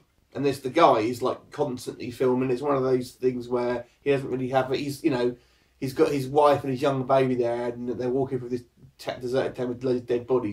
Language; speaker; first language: English; native; English